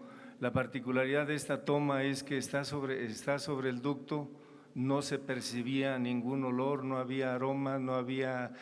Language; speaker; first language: Spanish; native; Spanish